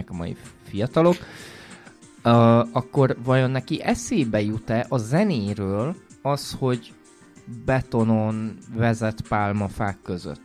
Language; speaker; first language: Hungarian; native; Hungarian